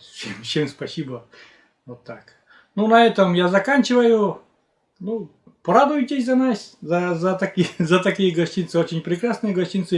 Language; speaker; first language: Russian; native; Russian